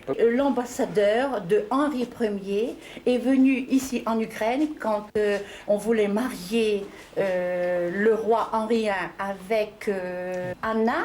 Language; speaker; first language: French; non-native, fluent; Ukrainian